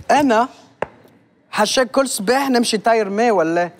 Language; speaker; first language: Arabic; early bilingual, other home language; French